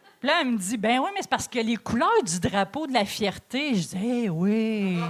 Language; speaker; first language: French; native; French